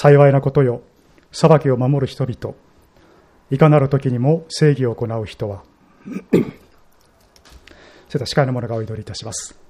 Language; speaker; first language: Japanese; native; Japanese